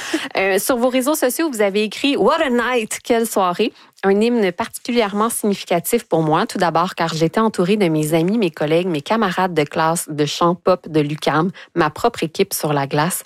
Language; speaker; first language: French; native; French